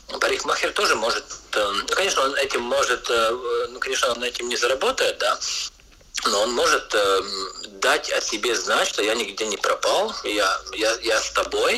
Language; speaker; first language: Russian; non-native, local second language; Latvian